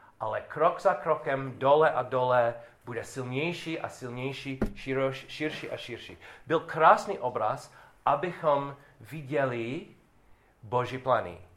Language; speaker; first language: Czech; non-native, learner; English